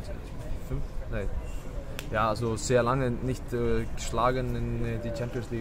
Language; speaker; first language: German; non-native, fluent; Icelandic